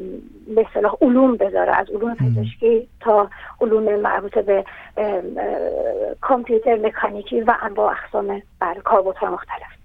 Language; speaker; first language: Persian; native; Persian